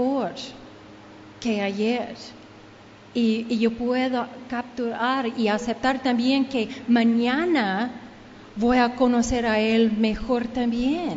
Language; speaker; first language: Spanish; early bilingual, heritage; Spanish